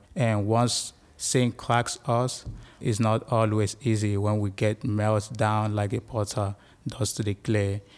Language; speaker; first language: English; non-native, local second language; Igbo